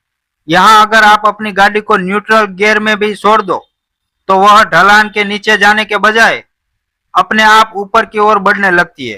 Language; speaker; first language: Hindi; non-native, local second language; Gujarati